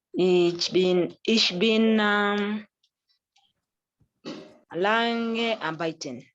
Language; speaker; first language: German; non-native, learner; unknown